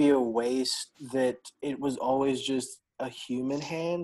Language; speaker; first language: English; non-native, local second language; Filipino